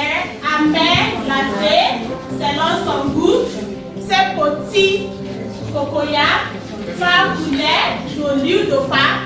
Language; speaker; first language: French; non-native, learner; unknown